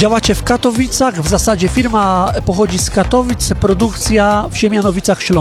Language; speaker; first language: Polish; native; Polish